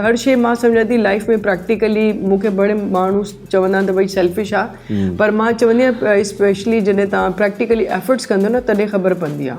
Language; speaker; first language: Sindhi; non-native, local second language; Urdu